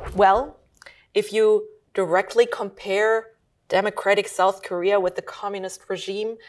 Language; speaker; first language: English; early bilingual, heritage; German